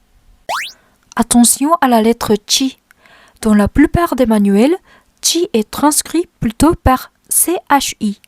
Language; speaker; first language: French; non-native, fluent; Japanese